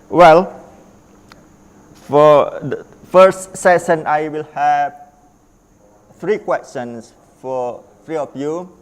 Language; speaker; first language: English; non-native, learner; Indonesian